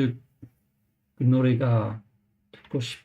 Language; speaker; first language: Korean; non-native, learner; English